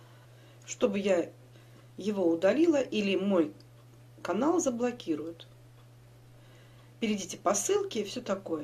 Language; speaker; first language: Russian; native; Russian